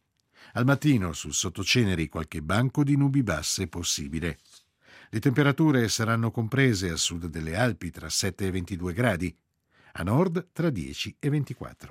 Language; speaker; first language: Italian; native; Italian